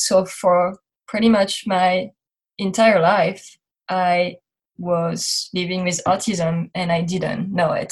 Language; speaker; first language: English; non-native, fluent; French